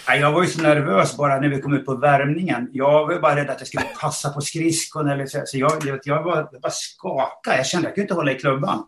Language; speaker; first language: Swedish; native; Swedish